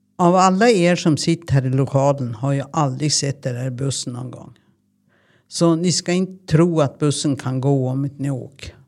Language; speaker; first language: Swedish; native; Swedish